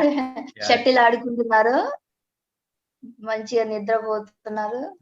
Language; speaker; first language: Telugu; non-native, learner; Malayalam